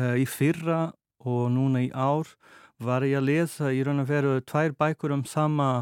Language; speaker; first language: Icelandic; non-native, fluent; Portuguese